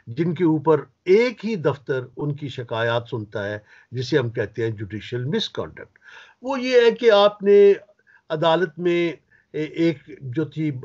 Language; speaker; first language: Urdu; native; Urdu